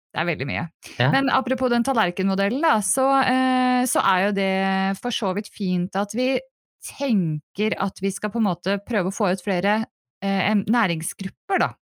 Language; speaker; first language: Norwegian; native; Norwegian